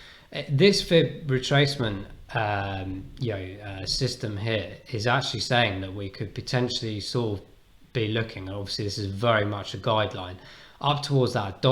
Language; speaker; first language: English; native; English